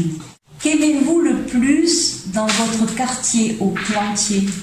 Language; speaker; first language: French; native; French